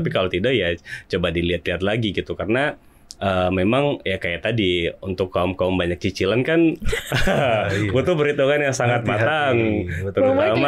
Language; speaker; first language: Indonesian; native; Indonesian